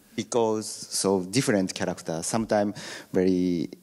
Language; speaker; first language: English; non-native, learner; Japanese